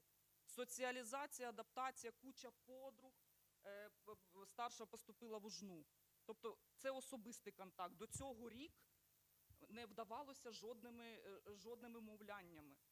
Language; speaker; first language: Ukrainian; native; Ukrainian